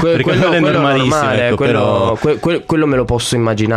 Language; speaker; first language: Italian; native; Italian